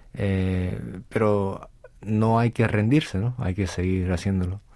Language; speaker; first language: Spanish; native; Spanish